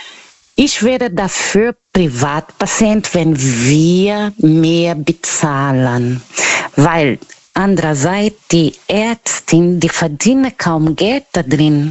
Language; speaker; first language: German; non-native, learner; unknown